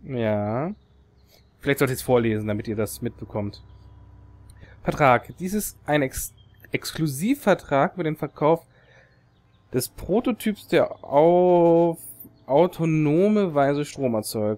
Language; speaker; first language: German; native; German